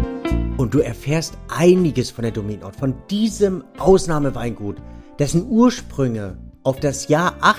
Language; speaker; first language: German; native; German